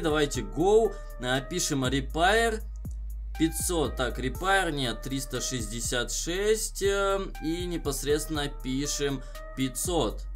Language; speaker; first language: Russian; native; Russian